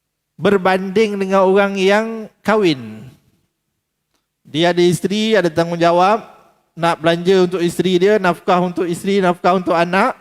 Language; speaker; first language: Malay; native; Malay